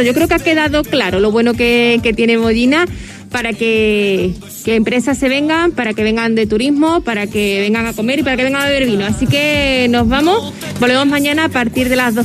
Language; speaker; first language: Spanish; native; Spanish